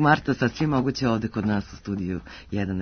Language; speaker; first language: Serbian; native; Serbian